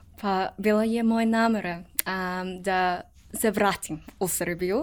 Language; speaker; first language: Serbian; non-native, learner; English